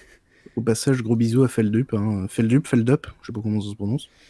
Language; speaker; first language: French; native; French